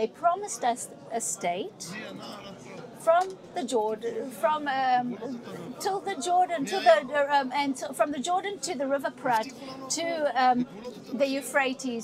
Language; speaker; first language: English; non-native, fluent; Hebrew